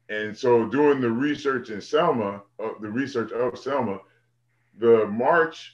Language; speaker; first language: English; native; English